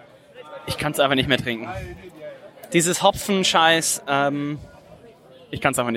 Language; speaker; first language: German; native; German